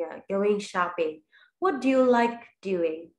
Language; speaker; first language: English; non-native, fluent; Vietnamese